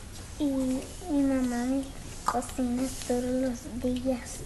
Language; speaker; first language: Spanish; early bilingual, other home language; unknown